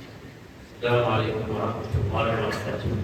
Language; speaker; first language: Arabic; native; Arabic